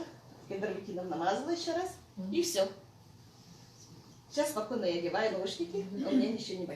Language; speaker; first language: Russian; non-native, local second language; Yakut